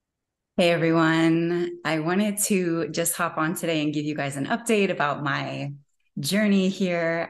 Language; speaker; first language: English; native; English